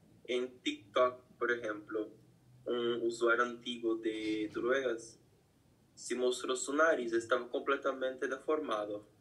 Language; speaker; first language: Spanish; non-native, learner; Portuguese